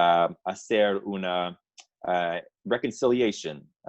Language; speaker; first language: Spanish; non-native, fluent; English